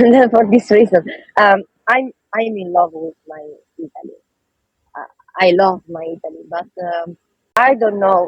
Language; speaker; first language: English; non-native, learner; Italian